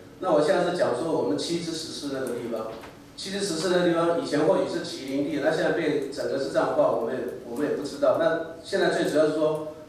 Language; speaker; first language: Chinese; native; Chinese